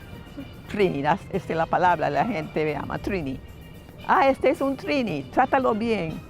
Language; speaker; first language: Spanish; non-native, learner; English